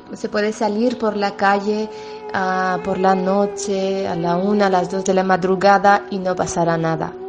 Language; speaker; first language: Spanish; non-native, fluent; Armenian